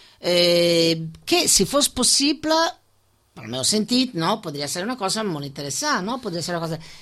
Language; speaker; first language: Catalan; non-native, fluent; Italian